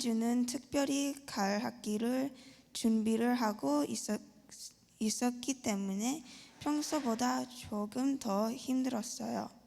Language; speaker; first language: Korean; early bilingual, heritage; Korean